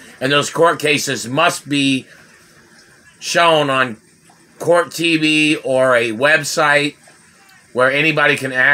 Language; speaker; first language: English; native; English